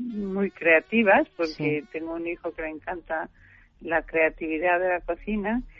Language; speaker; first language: Spanish; non-native, fluent; German